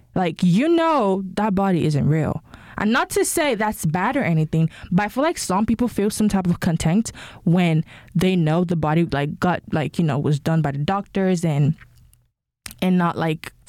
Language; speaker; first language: English; non-native, local second language; Yoruba